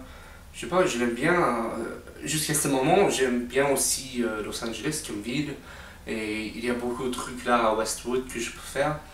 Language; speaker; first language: French; non-native, fluent; English